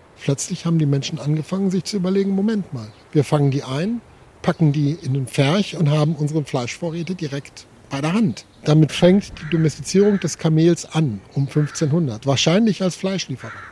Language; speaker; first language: German; native; German